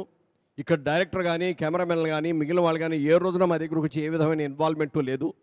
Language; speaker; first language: Telugu; native; Telugu